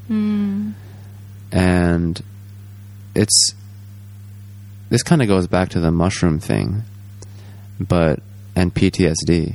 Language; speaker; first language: English; native; English